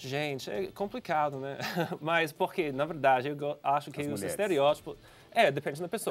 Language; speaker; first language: Portuguese; non-native, fluent; English